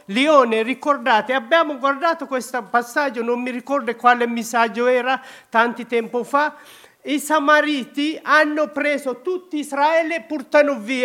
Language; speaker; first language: Italian; non-native, learner; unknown